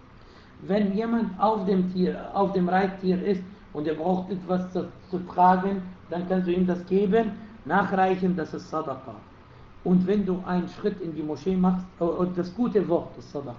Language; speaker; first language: German; non-native, fluent; Arabic